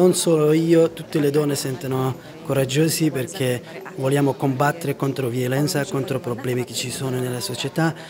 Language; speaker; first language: Italian; non-native, learner; Persian